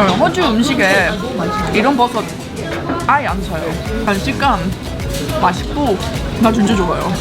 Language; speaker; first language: Korean; non-native, fluent; English